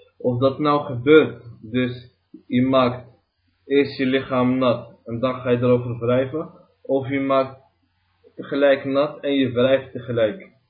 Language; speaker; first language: Dutch; early bilingual, other home language; Arabic